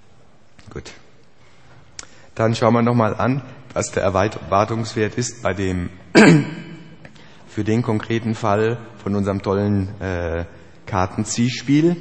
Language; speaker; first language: German; native; German